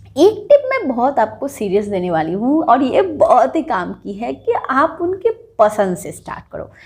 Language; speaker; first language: Hindi; non-native, local second language; Bangla